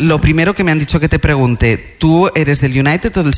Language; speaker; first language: Spanish; native; Spanish